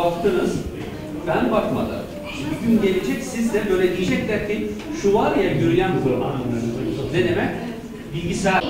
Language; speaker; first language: Turkish; native; Turkish